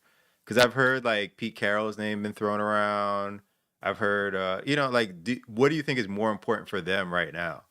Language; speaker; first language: English; native; English